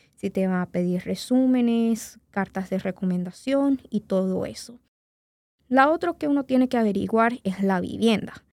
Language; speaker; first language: Spanish; native; Spanish